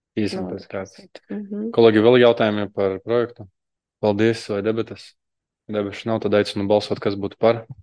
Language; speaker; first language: Latvian; non-native, local second language; Russian